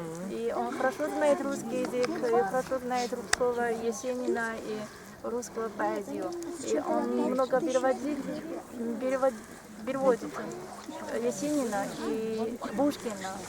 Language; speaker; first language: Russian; non-native, learner; Chinese